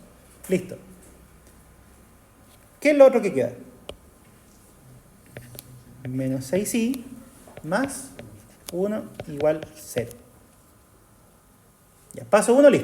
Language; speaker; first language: Spanish; native; Spanish